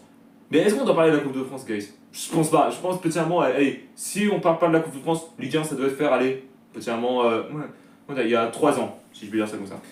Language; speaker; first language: French; native; French